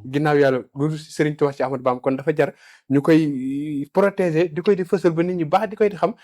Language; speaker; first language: Wolof; native; Wolof